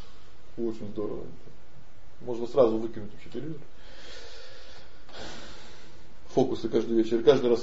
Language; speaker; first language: Russian; native; Russian